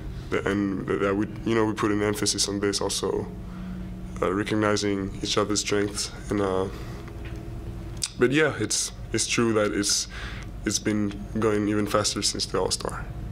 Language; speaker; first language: English; non-native, fluent; French